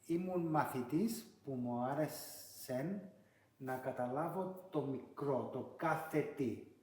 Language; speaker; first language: Greek; early bilingual, heritage; Greek